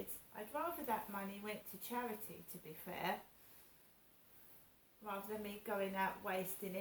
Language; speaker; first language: English; native; English